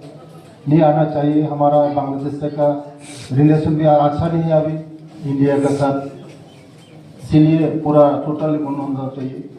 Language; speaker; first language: Hindi; non-native, local second language; Kok Borok